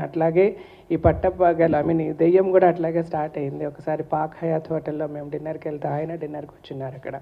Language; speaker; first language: Telugu; native; Telugu